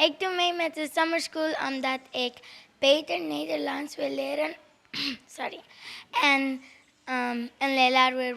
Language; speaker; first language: Dutch; non-native, local second language; Papiamento